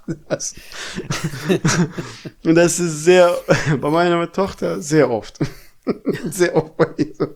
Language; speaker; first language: German; non-native, fluent; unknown